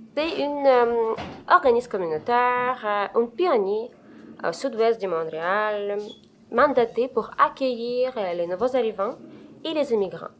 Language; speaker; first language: French; non-native, fluent; Romanian